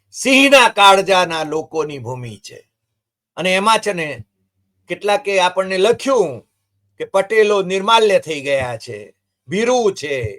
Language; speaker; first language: Gujarati; native; Gujarati